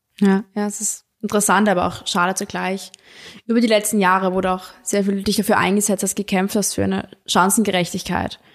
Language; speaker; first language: German; native; German